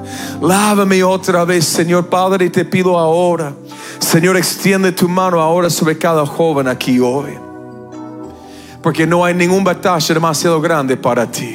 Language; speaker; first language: Spanish; non-native, fluent; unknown